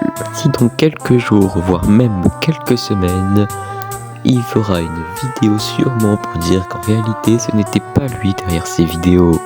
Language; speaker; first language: French; native; French